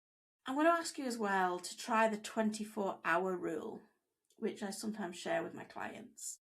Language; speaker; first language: English; native; English